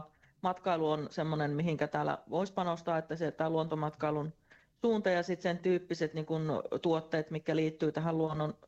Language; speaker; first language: Finnish; native; Finnish